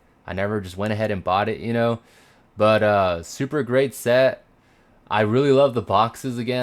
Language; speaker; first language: English; native; English